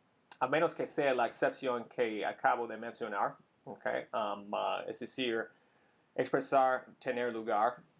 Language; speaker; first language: Spanish; non-native, fluent; English